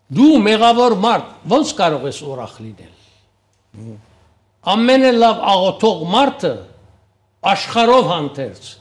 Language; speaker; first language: Armenian; early bilingual, heritage; Armenian